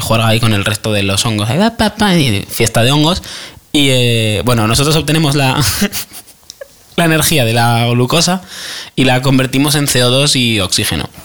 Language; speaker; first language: Spanish; native; Spanish